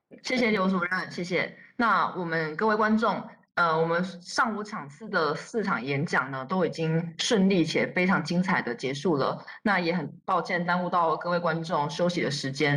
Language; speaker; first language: Chinese; native; Chinese